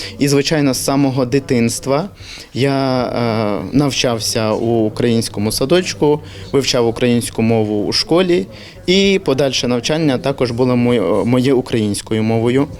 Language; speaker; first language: Ukrainian; non-native, local second language; Turkish